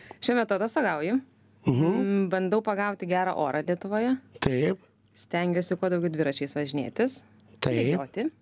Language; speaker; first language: Lithuanian; native; Lithuanian